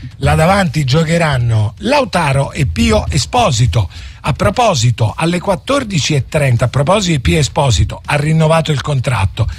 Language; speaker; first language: Italian; native; Italian